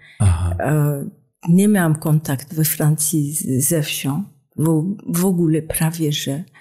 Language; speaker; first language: Polish; non-native, fluent; French